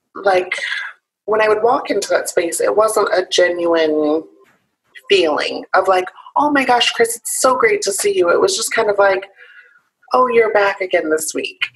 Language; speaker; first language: English; native; English